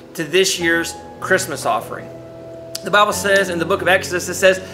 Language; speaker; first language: English; native; English